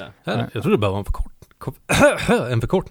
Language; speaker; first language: Swedish; native; Swedish